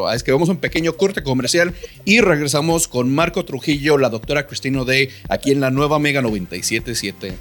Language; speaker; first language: Spanish; native; Spanish